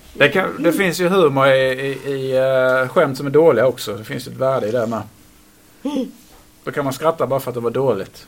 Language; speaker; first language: Swedish; native; Swedish